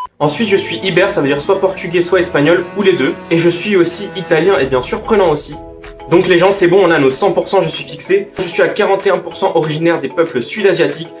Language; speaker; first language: French; native; French